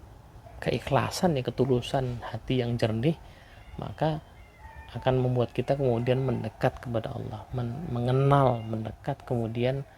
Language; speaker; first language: Indonesian; native; Indonesian